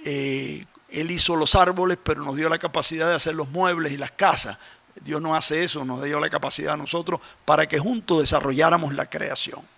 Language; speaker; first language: Spanish; native; Spanish